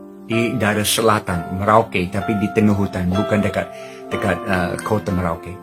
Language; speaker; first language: Indonesian; non-native, fluent; English